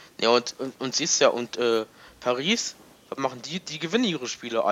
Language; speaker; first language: German; native; German